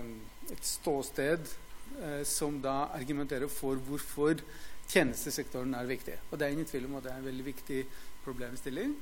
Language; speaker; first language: Norwegian; non-native, fluent; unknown